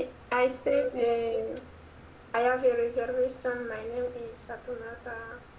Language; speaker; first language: English; non-native, learner; French